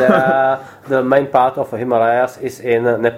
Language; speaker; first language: English; non-native, learner; Czech